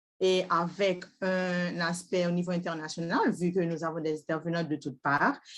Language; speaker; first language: French; non-native, local second language; Haitian Creole